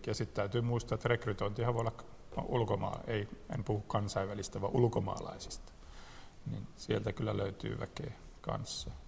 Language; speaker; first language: Finnish; native; Finnish